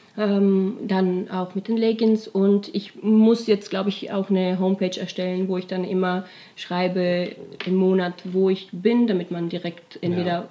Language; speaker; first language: German; native; German